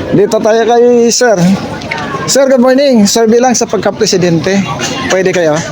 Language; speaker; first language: Filipino; non-native, local second language; Hiligaynon